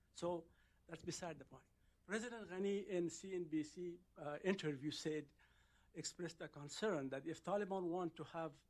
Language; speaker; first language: English; non-native, fluent; Persian